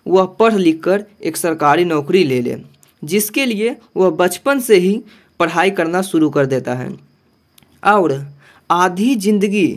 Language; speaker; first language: Hindi; native; Hindi